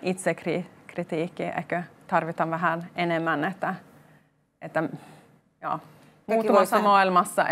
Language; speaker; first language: Finnish; non-native, local second language; Swedish